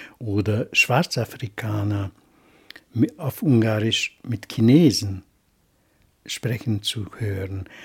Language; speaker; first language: German; non-native, fluent; Hungarian